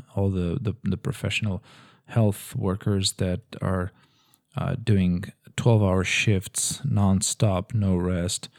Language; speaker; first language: English; non-native, fluent; Portuguese